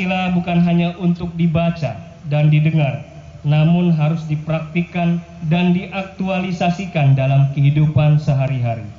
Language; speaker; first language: Indonesian; native; Indonesian